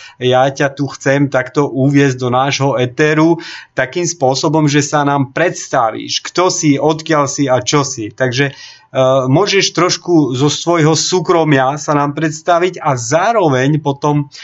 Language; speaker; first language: Slovak; non-native, local second language; Romany